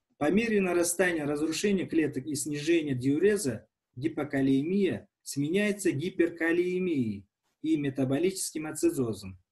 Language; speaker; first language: Russian; non-native, local second language; Uzbek